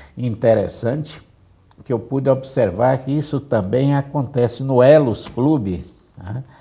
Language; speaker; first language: Portuguese; native; Portuguese